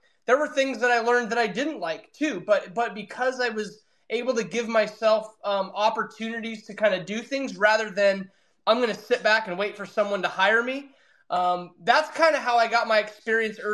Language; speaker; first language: English; native; English